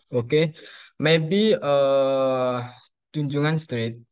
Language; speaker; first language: English; non-native, learner; Indonesian